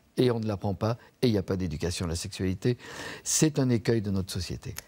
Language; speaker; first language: French; native; French